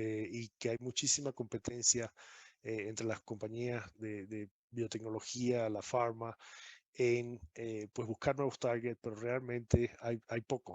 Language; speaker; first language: Spanish; native; Spanish